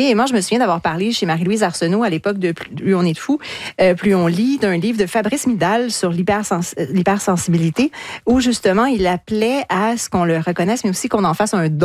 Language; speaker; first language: French; native; French